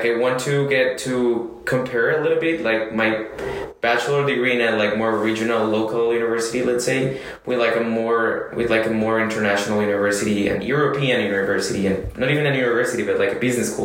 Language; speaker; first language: English; non-native, fluent; Spanish